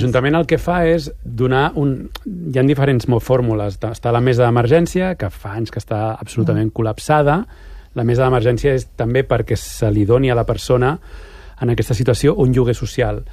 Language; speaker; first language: Catalan; native; Catalan